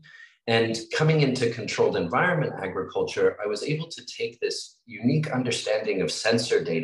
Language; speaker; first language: English; native; English